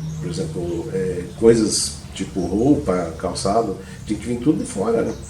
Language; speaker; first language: Portuguese; native; Portuguese